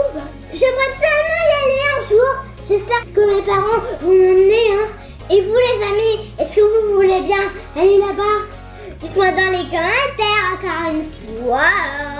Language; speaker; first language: French; native; French